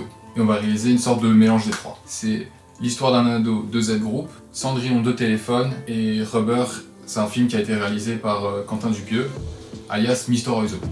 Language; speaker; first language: French; native; French